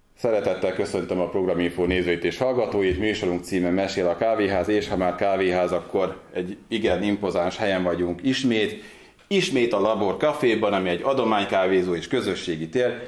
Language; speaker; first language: Hungarian; native; Hungarian